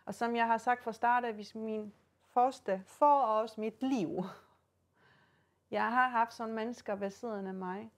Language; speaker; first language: Danish; non-native, fluent; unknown